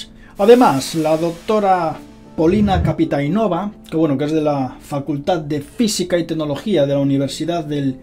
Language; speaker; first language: Spanish; native; Spanish